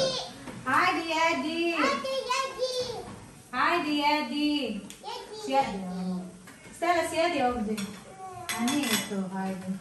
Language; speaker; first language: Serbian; non-native, learner; Filipino